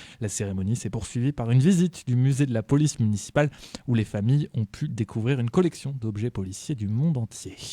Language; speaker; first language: French; native; French